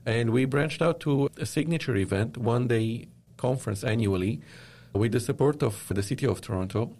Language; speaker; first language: English; non-native, fluent; Arabic